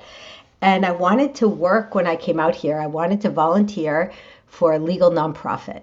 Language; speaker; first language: English; native; English